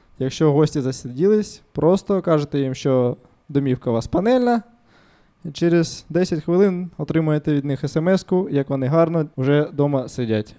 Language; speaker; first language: Ukrainian; non-native, local second language; Russian